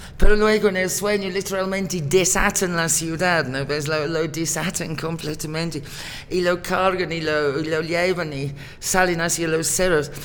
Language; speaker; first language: Spanish; non-native, fluent; English